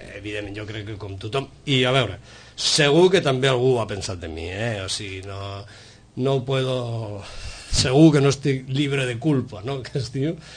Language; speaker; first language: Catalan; non-native, local second language; Spanish